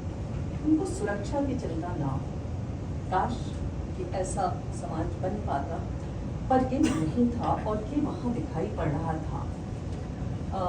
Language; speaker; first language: Hindi; native; Hindi